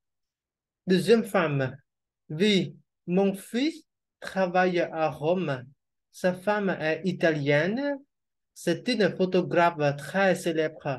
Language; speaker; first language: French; non-native, learner; Khmer